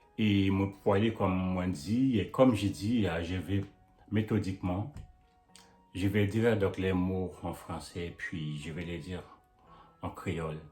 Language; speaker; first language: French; non-native, local second language; Haitian Creole